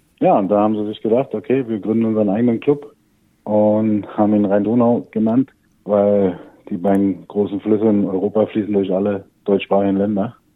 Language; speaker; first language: German; native; German